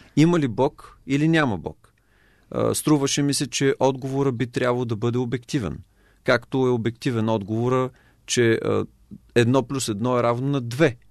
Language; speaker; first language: Bulgarian; native; Bulgarian